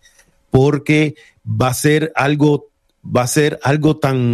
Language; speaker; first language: Spanish; native; Spanish